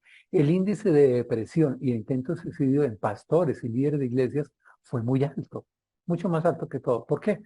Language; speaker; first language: Spanish; native; Spanish